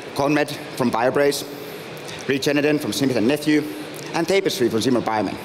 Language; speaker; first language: English; non-native, fluent; Finnish